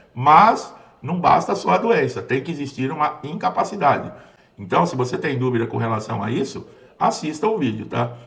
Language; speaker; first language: Portuguese; native; Portuguese